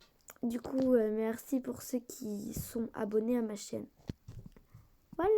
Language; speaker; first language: French; native; French